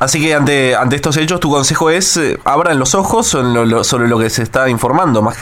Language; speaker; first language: Spanish; native; Spanish